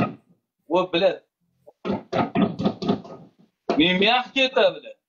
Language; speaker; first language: Russian; non-native, learner; Uzbek